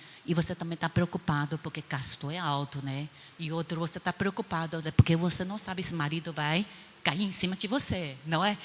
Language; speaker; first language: Portuguese; non-native, fluent; Chinese